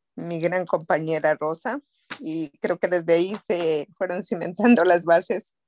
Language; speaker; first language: Spanish; native; Spanish